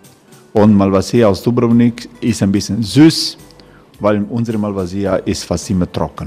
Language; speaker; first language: German; non-native, learner; Croatian